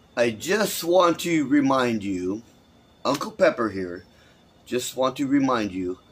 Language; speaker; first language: English; native; English